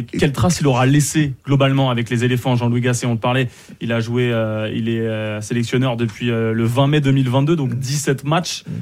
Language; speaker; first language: French; native; French